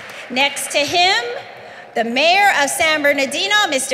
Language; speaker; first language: English; native; English